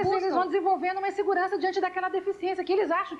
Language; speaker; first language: Portuguese; native; Portuguese